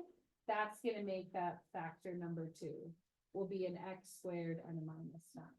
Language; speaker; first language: English; native; English